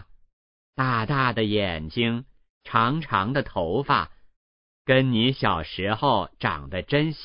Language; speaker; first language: Chinese; native; Chinese